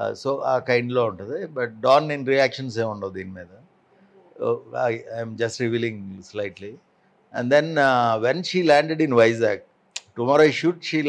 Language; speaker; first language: Telugu; native; Telugu